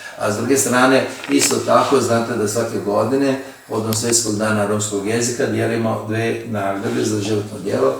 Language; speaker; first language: Bosnian; non-native, local second language; Romany